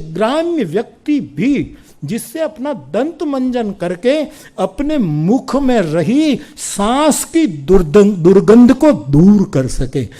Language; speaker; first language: Hindi; non-native, local second language; Gujarati